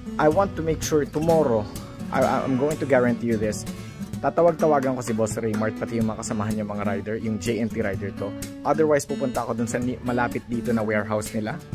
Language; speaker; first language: Filipino; non-native, local second language; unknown